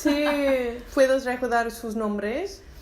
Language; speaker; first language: Spanish; non-native, learner; English